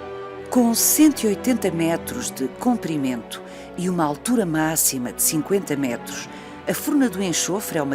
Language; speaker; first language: Portuguese; native; Portuguese